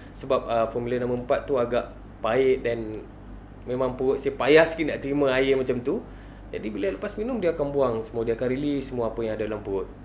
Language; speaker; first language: Malay; native; Malay